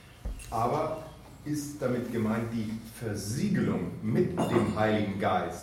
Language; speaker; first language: German; native; German